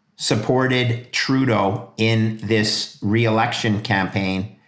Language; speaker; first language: English; native; English